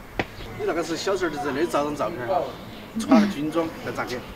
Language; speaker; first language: Chinese; native; Chinese